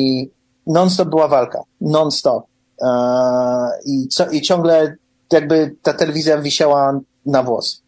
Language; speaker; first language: Polish; early bilingual, heritage; English